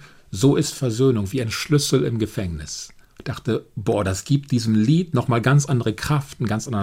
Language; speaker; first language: German; native; German